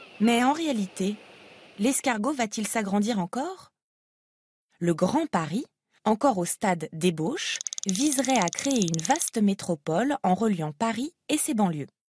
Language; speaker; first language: French; native; French